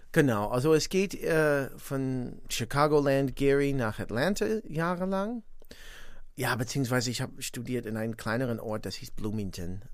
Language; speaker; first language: German; non-native, fluent; English